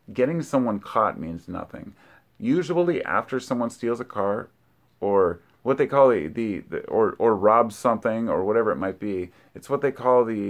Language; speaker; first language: English; native; English